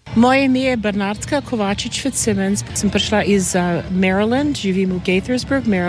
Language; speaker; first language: Slovenian; early bilingual, heritage; Slovenian